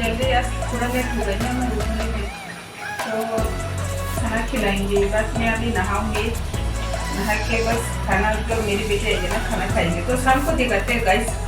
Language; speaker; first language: Hindi; non-native, local second language; Bangla